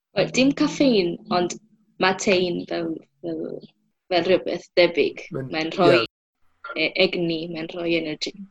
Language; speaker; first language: Welsh; non-native, fluent; Spanish